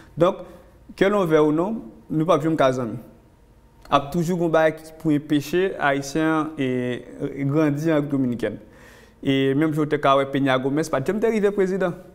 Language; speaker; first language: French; non-native, local second language; Haitian Creole